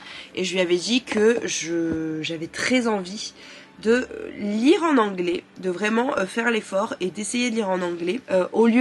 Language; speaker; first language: French; native; French